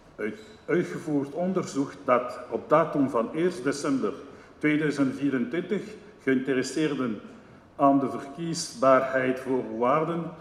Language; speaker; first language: Dutch; non-native, local second language; French